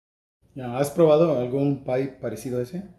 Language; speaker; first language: Spanish; native; Spanish